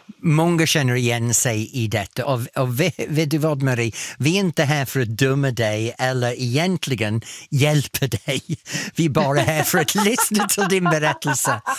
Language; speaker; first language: Swedish; non-native, fluent; English